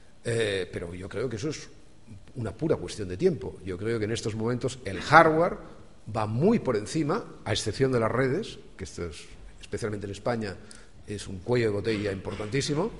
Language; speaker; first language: Spanish; native; Spanish